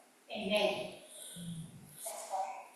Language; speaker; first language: English; non-native, learner; Korean